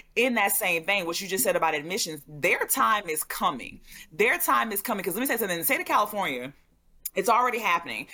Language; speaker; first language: English; native; English